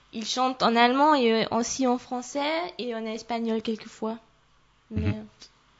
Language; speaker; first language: French; non-native, fluent; German